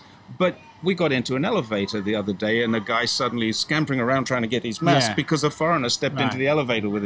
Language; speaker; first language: English; native; English